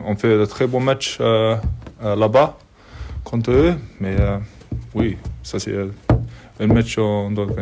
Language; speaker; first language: French; non-native, learner; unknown